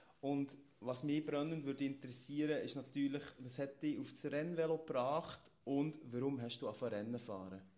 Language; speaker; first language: German; native; German